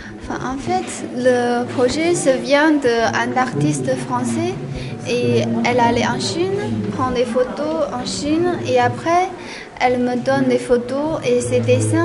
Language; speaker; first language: French; non-native, fluent; Chinese